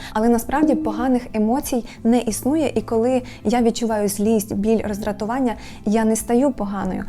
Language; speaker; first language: Ukrainian; native; Ukrainian